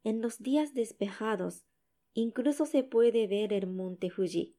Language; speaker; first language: Spanish; non-native, learner; Japanese